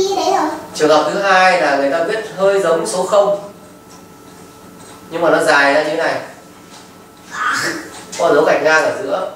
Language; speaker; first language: Vietnamese; native; Vietnamese